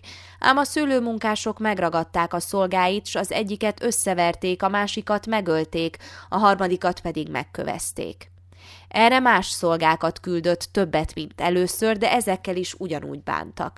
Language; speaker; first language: Hungarian; native; Hungarian